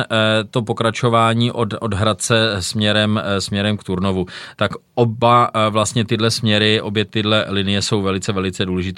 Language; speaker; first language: Czech; native; Czech